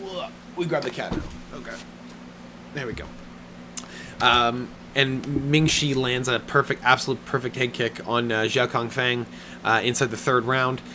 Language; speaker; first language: English; native; English